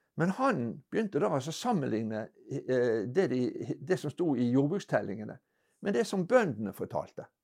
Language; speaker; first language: Norwegian; native; Norwegian